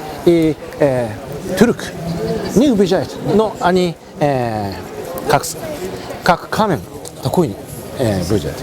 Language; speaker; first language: Russian; non-native, learner; Japanese